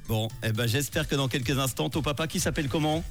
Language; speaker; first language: French; native; French